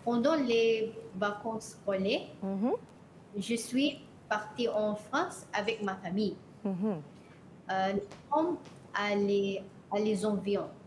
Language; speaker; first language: French; non-native, learner; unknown